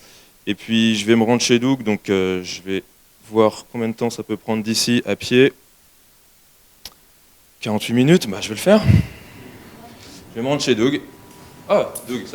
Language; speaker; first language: French; native; French